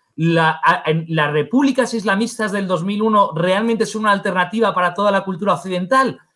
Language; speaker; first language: Spanish; native; Spanish